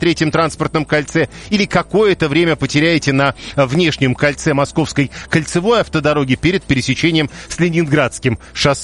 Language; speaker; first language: Russian; native; Russian